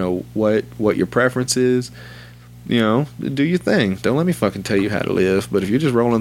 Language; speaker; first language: English; native; English